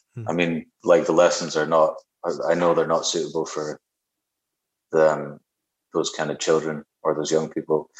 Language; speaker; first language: English; native; English